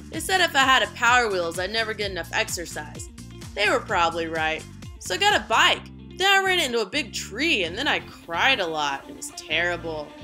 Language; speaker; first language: English; native; English